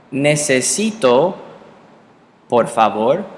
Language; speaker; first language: Spanish; non-native, fluent; English